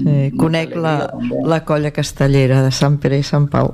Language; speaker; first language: Catalan; native; Catalan